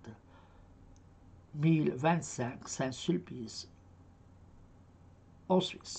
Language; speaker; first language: French; non-native, fluent; Arabic